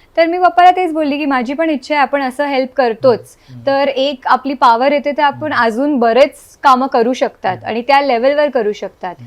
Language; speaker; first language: Marathi; native; Marathi